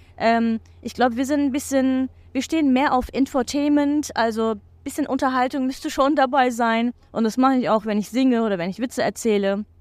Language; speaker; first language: German; non-native, fluent; Turkish